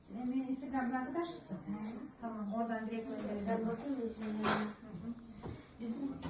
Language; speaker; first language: Turkish; early bilingual, heritage; Turkish